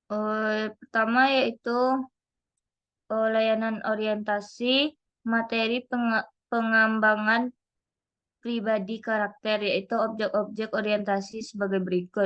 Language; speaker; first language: Indonesian; native; Indonesian